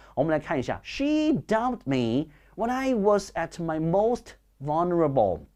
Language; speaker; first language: English; non-native, fluent; Chinese